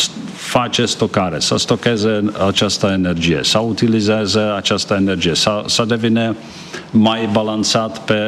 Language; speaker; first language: Romanian; non-native, fluent; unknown